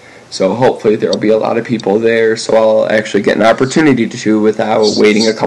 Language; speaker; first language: English; native; English